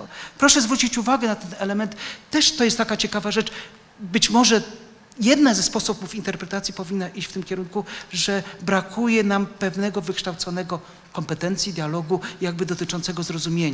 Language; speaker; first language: Polish; native; Polish